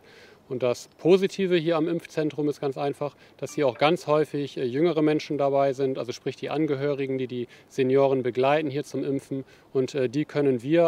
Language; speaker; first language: German; native; German